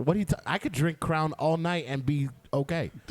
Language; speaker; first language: English; native; English